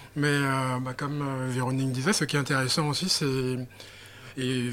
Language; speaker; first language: French; native; French